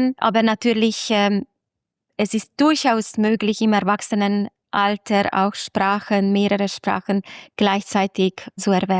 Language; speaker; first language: German; non-native, fluent; Hungarian